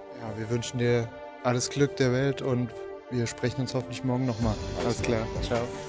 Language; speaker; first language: German; native; German